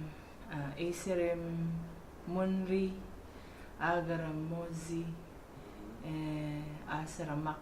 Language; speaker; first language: Igbo; non-native, learner; Filipino